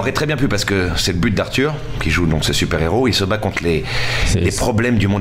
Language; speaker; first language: French; native; French